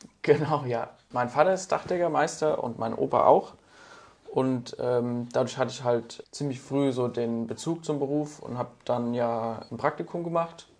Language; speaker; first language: German; native; German